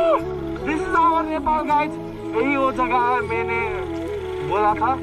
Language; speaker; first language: Hindi; non-native, learner; Nepali